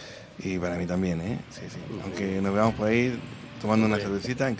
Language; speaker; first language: Spanish; native; Spanish